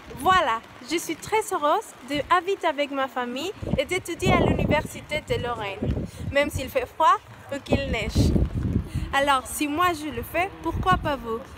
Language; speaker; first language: French; non-native, learner; Spanish